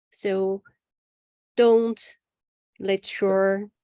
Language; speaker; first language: English; non-native, learner; Chinese